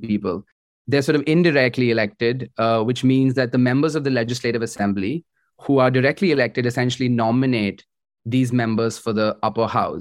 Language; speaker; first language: English; non-native, local second language; Hindi